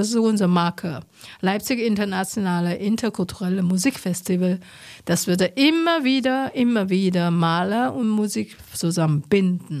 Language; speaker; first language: German; non-native, learner; Chinese